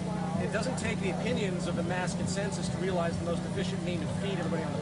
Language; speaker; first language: English; native; English